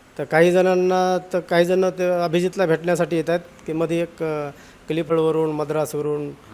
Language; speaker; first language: Marathi; native; Marathi